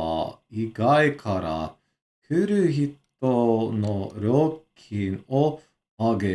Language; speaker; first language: Japanese; non-native, learner; English